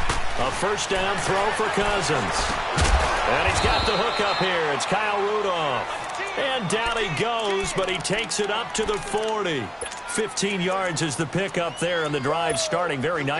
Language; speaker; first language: English; native; English